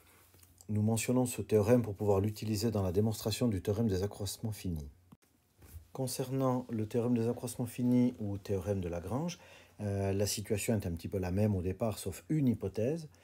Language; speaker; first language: French; native; French